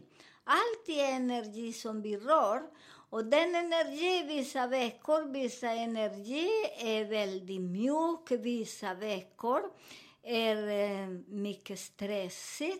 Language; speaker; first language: Swedish; non-native, fluent; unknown